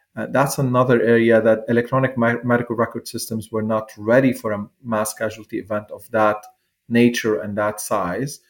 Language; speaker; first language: English; non-native, fluent; Arabic